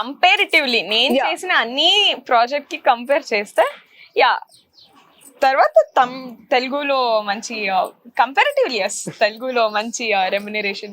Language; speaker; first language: Telugu; non-native, local second language; Kannada